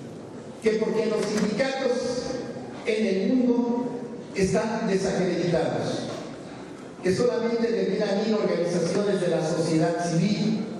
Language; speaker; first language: Spanish; native; Spanish